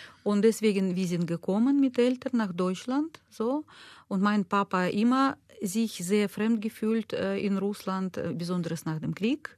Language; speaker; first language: German; non-native, learner; Russian